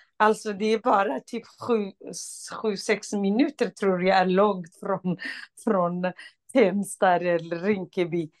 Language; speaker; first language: Swedish; non-native, fluent; Kurdish